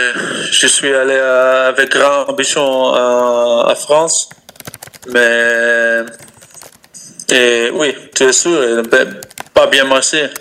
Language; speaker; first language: French; non-native, learner; Dutch